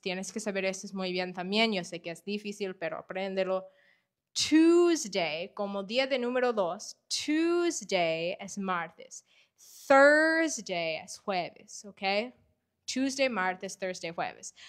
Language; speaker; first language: Spanish; non-native, fluent; English